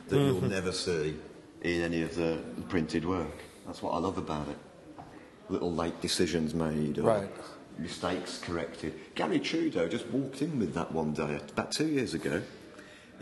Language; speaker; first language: English; native; English